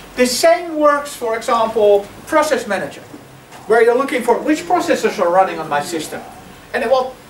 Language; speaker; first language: English; non-native, fluent; Dutch